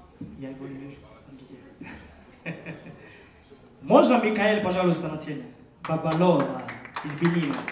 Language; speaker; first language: Russian; non-native, fluent; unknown